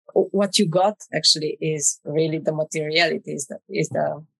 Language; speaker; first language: English; non-native, fluent; Romanian